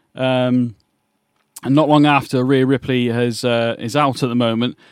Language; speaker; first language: English; native; English